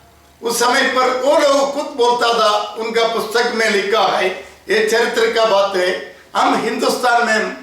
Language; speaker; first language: Hindi; non-native, local second language; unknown